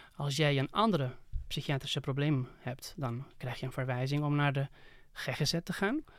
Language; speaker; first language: Dutch; non-native, fluent; Spanish